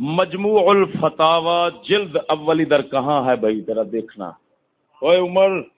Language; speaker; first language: Urdu; non-native, local second language; Punjabi